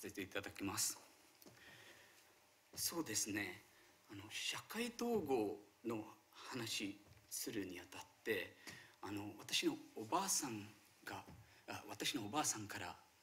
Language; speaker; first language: Japanese; non-native, fluent; Marathi